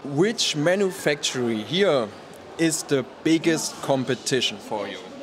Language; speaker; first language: English; non-native, learner; German